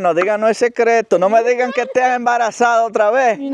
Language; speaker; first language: Spanish; native; Spanish